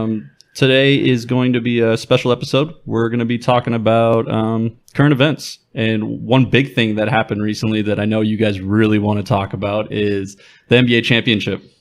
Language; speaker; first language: English; native; English